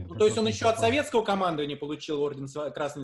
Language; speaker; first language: Russian; native; Russian